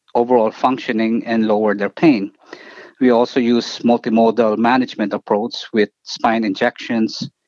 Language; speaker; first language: English; non-native, local second language; Filipino